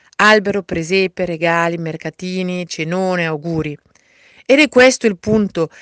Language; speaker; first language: Italian; non-native, fluent; German